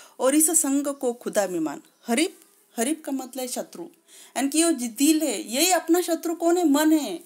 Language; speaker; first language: Hindi; non-native, local second language; Marathi